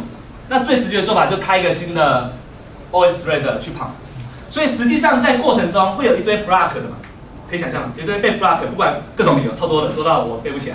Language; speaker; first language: Chinese; native; Chinese